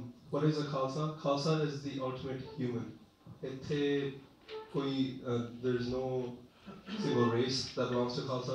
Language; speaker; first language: English; early bilingual, other home language; Punjabi